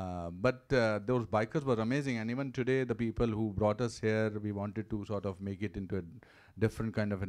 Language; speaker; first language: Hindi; native; Hindi